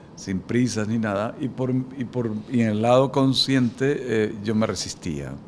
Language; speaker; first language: Spanish; native; Spanish